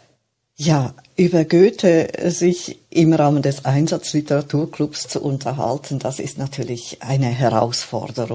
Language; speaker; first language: German; native; German